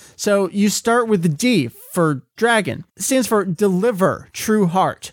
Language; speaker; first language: English; native; English